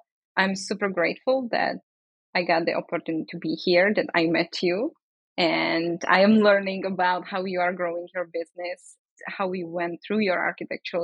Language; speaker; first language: English; non-native, fluent; Czech